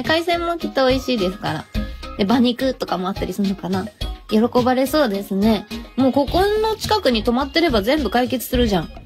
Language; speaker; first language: Japanese; native; Japanese